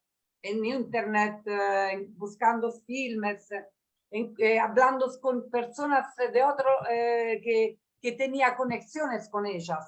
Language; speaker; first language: Spanish; non-native, learner; Italian